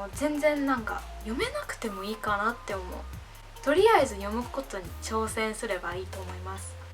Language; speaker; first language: Japanese; non-native, fluent; English